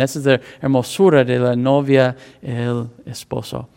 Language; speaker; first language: Spanish; non-native, fluent; English